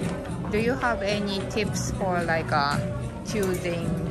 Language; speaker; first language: English; non-native, fluent; Japanese